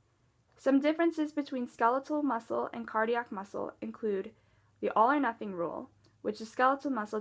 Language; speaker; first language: English; native; English